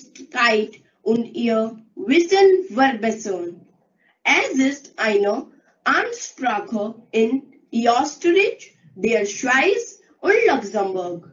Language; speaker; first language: German; non-native, learner; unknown